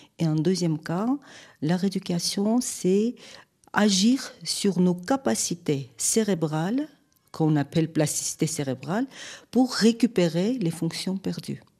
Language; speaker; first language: French; non-native, fluent; Armenian